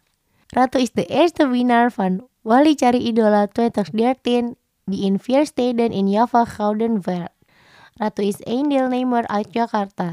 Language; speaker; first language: Dutch; non-native, fluent; Indonesian